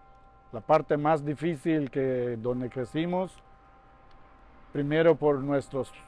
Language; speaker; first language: Spanish; non-native, local second language; Yucateco